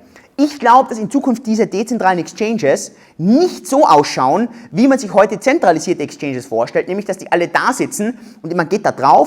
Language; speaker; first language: German; native; German